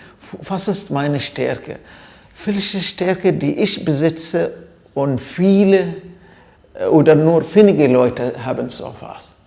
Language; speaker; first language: German; non-native, fluent; Arabic